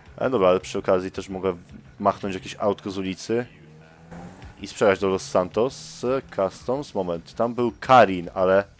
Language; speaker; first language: Polish; native; Polish